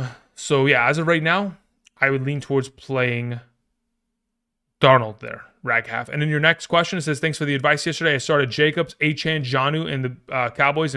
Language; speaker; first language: English; native; English